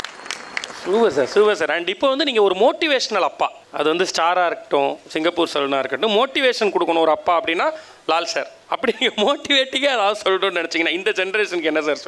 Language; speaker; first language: Tamil; native; Tamil